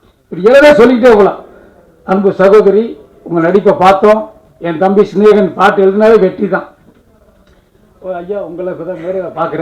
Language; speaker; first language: Tamil; native; Tamil